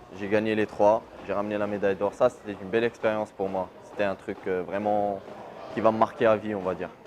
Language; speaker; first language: French; non-native, local second language; Arabic